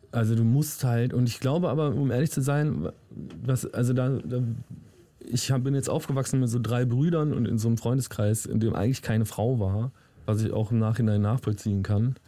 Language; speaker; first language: German; native; German